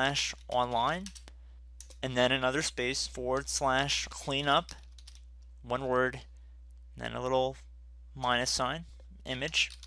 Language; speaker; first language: English; native; English